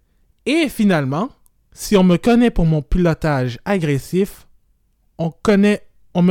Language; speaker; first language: French; native; French